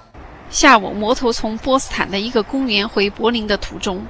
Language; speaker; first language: Chinese; native; Chinese